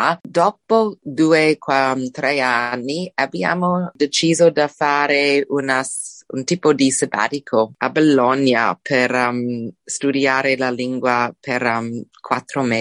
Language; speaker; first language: Italian; non-native, fluent; English